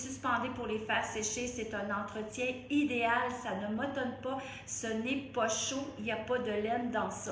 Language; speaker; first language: French; native; French